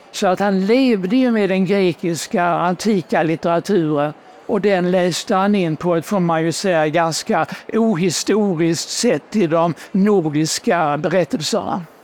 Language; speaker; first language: Swedish; native; Swedish